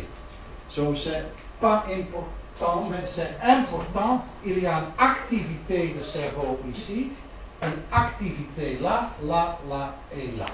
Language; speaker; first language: French; non-native, learner; Dutch